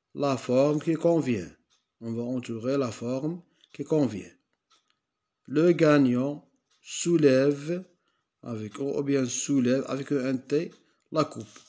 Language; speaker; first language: French; non-native, local second language; Arabic